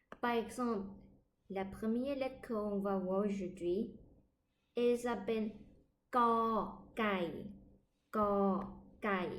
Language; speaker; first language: French; non-native, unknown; Thai